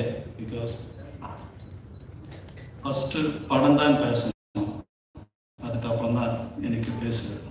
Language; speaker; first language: Tamil; non-native, learner; Malayalam